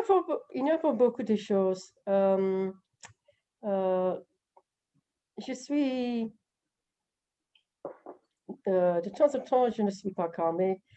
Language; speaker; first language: French; non-native, learner; English